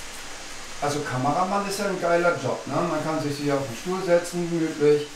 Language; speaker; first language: German; native; German